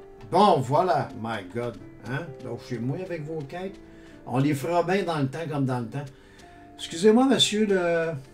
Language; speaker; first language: French; native; French